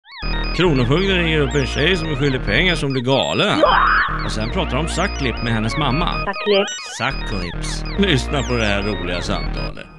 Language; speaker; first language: Swedish; native; Swedish